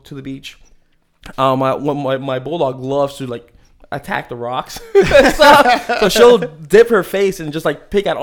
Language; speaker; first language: English; native; English